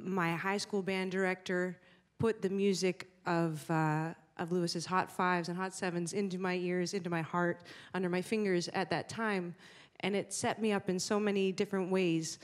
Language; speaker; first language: English; native; English